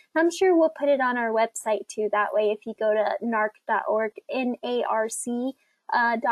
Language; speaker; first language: English; native; English